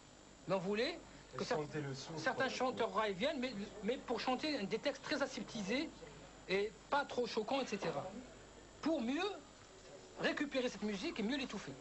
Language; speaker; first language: French; non-native, local second language; Arabic